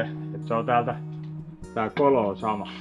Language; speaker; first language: Finnish; native; Finnish